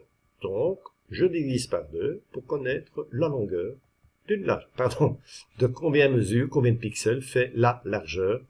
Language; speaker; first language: French; native; French